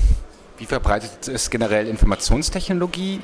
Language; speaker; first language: German; native; German